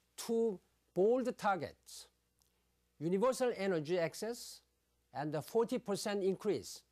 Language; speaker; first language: English; non-native, fluent; Korean